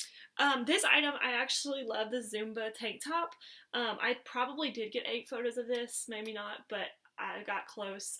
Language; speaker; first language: English; native; English